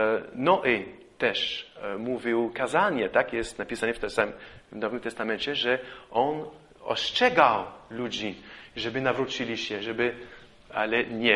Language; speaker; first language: Polish; non-native, fluent; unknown